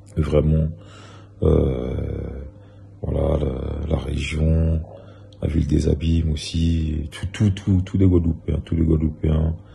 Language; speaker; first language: French; native; French